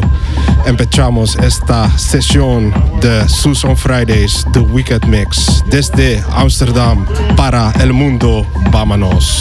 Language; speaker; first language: Spanish; non-native, fluent; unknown